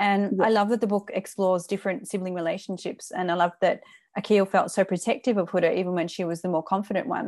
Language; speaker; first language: English; native; English